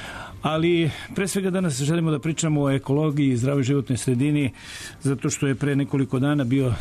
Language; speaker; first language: Serbian; native; Serbian